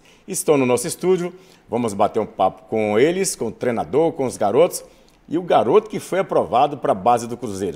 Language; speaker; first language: Portuguese; native; Portuguese